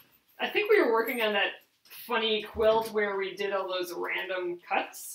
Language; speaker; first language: English; native; English